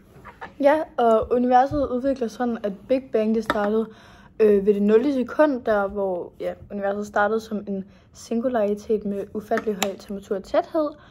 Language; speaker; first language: Danish; native; Danish